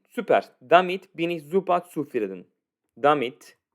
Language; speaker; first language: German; non-native, fluent; Turkish